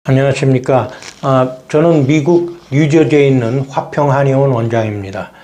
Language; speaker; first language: Korean; native; Korean